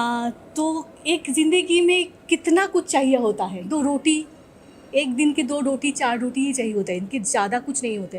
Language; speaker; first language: Hindi; non-native, local second language; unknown